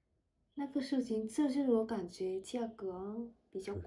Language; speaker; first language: Chinese; non-native, learner; Vietnamese